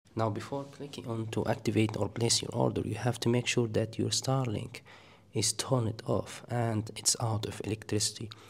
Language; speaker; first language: English; non-native, fluent; Arabic